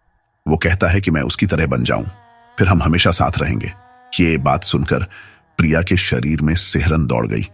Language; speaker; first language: Hindi; native; Hindi